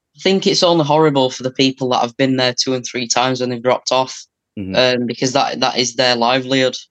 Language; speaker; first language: English; native; English